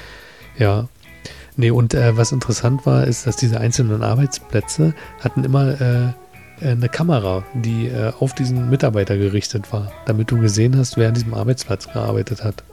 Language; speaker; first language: German; native; German